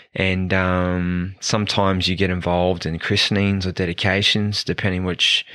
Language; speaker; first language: English; native; English